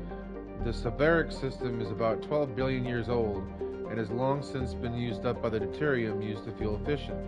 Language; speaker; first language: English; native; English